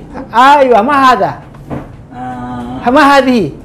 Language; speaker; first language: Arabic; non-native, fluent; Indonesian